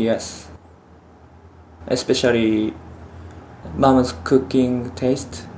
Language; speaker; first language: English; non-native, learner; Japanese